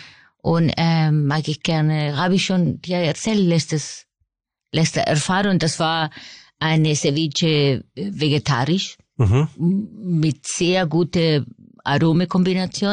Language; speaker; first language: German; non-native, fluent; Spanish